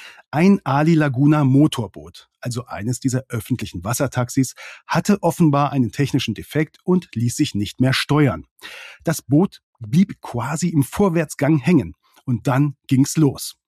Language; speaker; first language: German; native; German